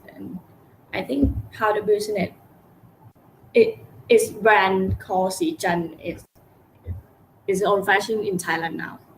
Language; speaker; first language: English; non-native, learner; Thai